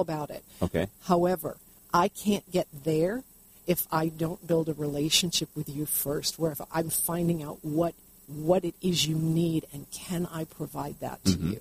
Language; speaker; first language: English; native; English